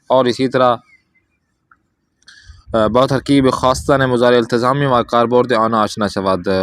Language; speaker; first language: Persian; non-native, fluent; Urdu